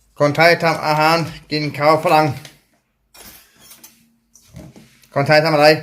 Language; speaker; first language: Thai; non-native, learner; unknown